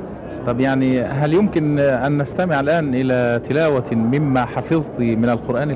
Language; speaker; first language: Arabic; native; Arabic